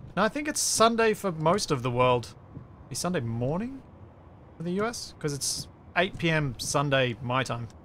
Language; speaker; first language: English; native; English